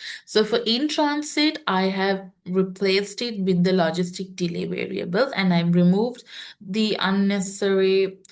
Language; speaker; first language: English; non-native, local second language; Sinhala